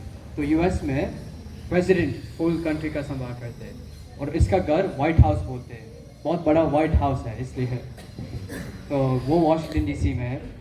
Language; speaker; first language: Hindi; non-native, learner; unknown